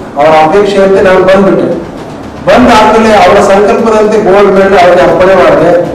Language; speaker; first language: Kannada; non-native, local second language; Telugu